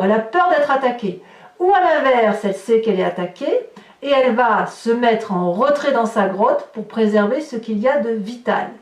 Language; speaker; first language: French; native; French